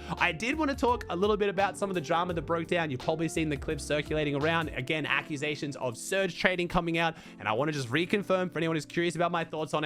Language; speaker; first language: English; native; English